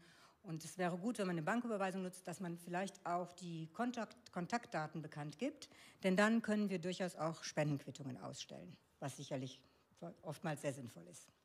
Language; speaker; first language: German; native; German